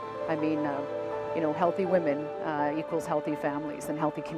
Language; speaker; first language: English; native; English